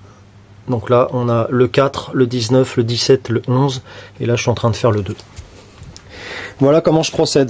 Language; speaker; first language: French; native; French